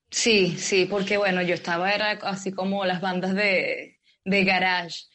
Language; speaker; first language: Spanish; native; Spanish